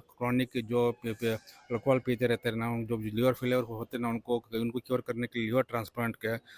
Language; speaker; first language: Hindi; non-native, local second language; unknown